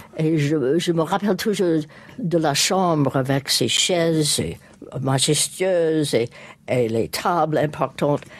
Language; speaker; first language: French; non-native, fluent; English